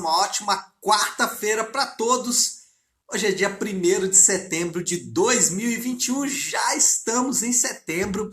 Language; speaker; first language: Portuguese; native; Portuguese